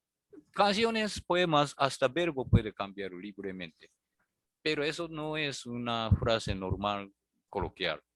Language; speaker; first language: Spanish; non-native, learner; Japanese